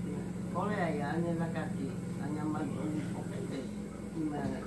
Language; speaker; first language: Hebrew; non-native, learner; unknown